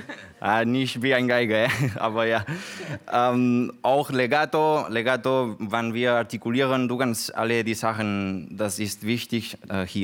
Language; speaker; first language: German; non-native, learner; Spanish